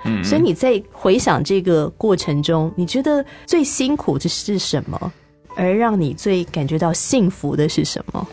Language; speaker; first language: Chinese; native; Chinese